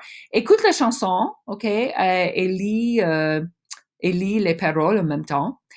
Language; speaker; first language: French; non-native, fluent; English